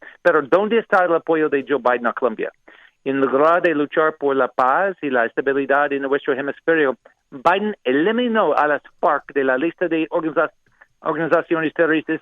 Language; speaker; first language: Spanish; non-native, learner; English